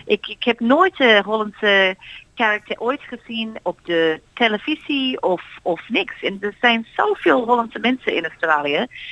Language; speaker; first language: Dutch; early bilingual, heritage; Dutch